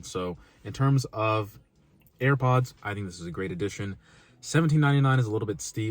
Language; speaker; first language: English; native; English